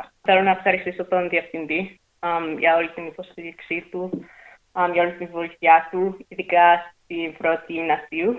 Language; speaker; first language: Greek; early bilingual, heritage; English